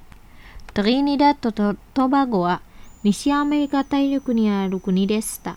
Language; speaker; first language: Japanese; non-native, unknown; Indonesian